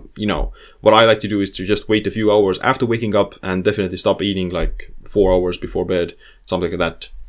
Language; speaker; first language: English; non-native, fluent; Estonian